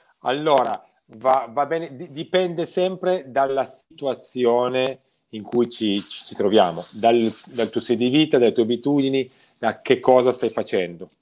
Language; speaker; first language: Italian; native; Italian